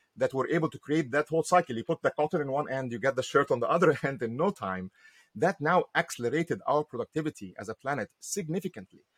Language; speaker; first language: English; non-native, fluent; Arabic